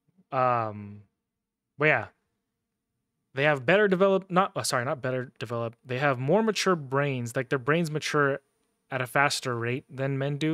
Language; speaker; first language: English; native; English